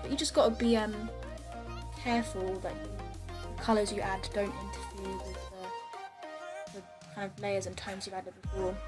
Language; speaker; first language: English; native; English